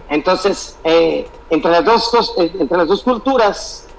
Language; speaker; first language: Spanish; native; Spanish